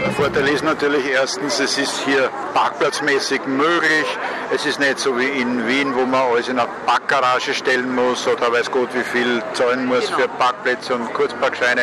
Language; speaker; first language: German; native; German